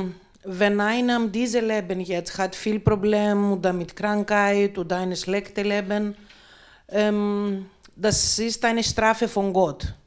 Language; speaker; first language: German; non-native, learner; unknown